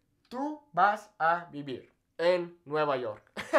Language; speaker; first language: Spanish; non-native, fluent; English